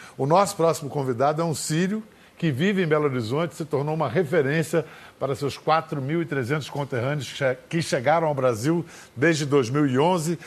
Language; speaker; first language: Portuguese; native; Portuguese